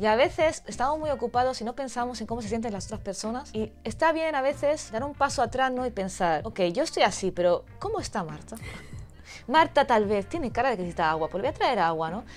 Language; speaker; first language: Spanish; native; Spanish